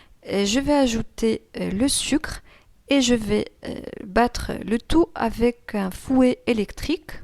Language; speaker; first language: French; non-native, local second language; Arabic